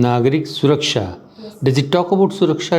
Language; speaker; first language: English; non-native, local second language; Hindi